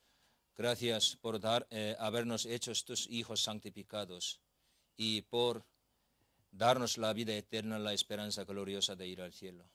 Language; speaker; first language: Spanish; non-native, learner; Korean